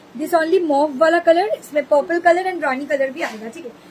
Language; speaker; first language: Hindi; non-native, local second language; Bangla